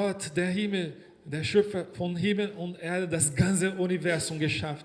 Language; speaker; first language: German; non-native, fluent; Portuguese